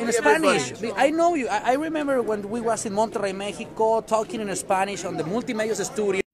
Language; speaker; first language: English; non-native, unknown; Spanish